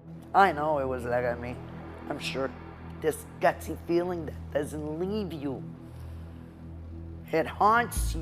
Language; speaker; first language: English; non-native, local second language; French